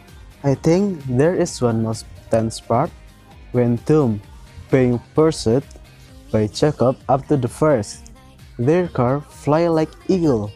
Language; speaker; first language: English; non-native, learner; Indonesian